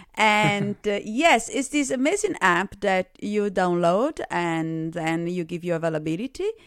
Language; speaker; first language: English; non-native, fluent; Italian